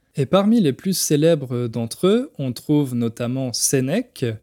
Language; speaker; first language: French; native; French